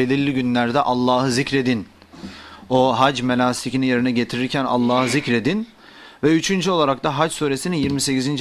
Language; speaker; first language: Turkish; native; Turkish